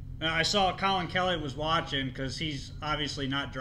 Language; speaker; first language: English; native; English